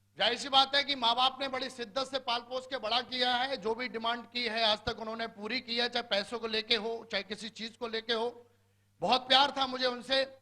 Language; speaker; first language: Hindi; native; Hindi